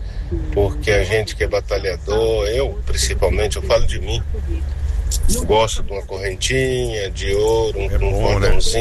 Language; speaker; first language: Portuguese; native; Portuguese